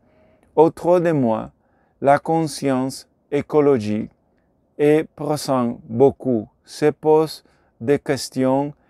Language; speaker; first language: French; non-native, learner; Spanish